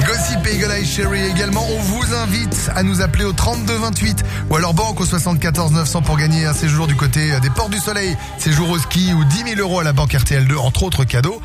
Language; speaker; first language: French; native; French